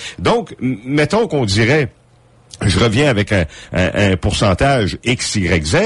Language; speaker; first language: French; native; French